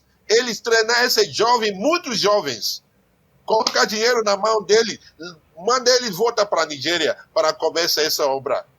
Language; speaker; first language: Portuguese; non-native, learner; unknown